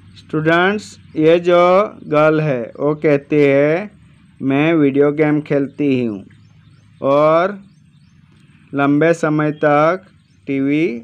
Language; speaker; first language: Hindi; non-native, local second language; Gujarati